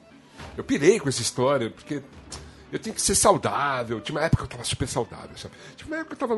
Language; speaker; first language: Portuguese; native; Portuguese